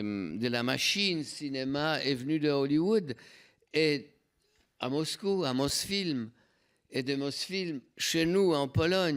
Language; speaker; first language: French; non-native, fluent; Polish